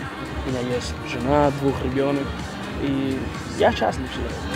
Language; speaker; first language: Russian; non-native, learner; Spanish